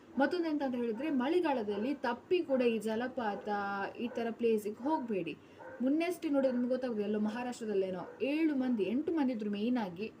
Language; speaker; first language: Kannada; non-native, local second language; Tulu